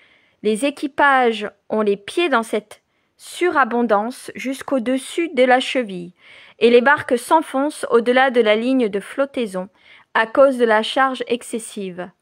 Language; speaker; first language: French; native; French